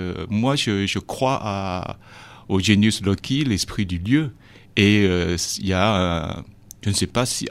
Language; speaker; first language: French; non-native, fluent; Chinese